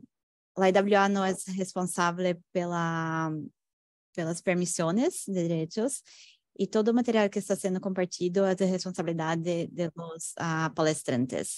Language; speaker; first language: Spanish; non-native, fluent; Portuguese